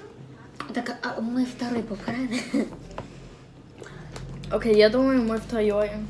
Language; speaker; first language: Russian; early bilingual, heritage; Russian